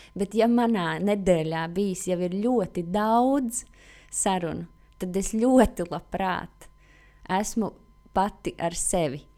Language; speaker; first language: Latvian; native; Latvian